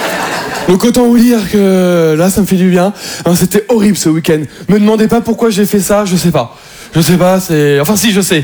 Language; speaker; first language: French; native; French